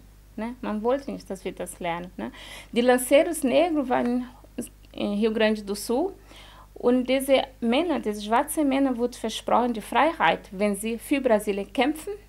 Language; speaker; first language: German; non-native, fluent; Portuguese